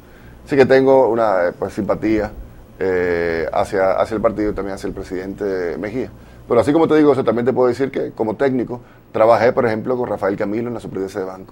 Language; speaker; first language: Spanish; native; Spanish